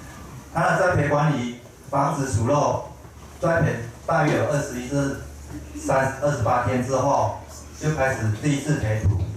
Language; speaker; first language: Chinese; native; Chinese